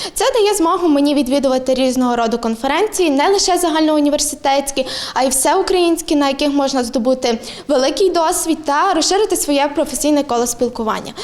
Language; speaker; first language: Ukrainian; native; Ukrainian